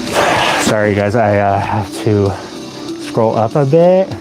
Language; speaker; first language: English; native; English